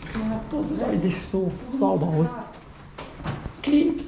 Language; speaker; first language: German; non-native, fluent; Arabic